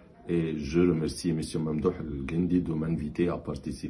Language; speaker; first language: French; non-native, fluent; Arabic